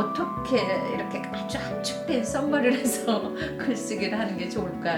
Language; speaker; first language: Korean; native; Korean